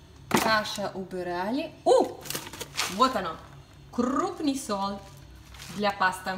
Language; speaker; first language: Russian; non-native, fluent; Italian